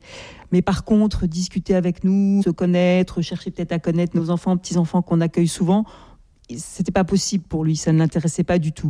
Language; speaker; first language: French; native; French